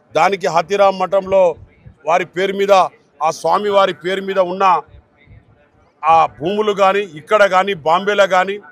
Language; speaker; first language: Telugu; non-native, local second language; Lambadi